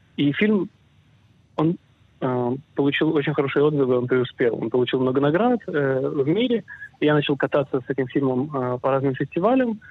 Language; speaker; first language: Russian; early bilingual, other home language; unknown